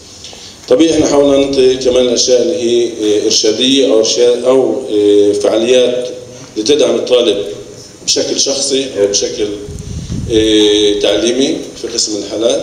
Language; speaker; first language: Arabic; native; Arabic